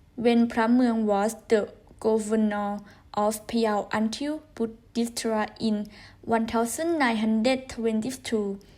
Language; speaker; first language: English; non-native, learner; Thai